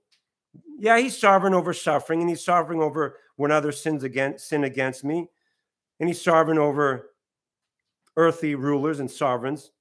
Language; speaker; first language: English; native; English